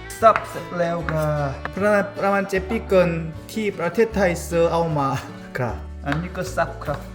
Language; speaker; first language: Thai; non-native, learner; Korean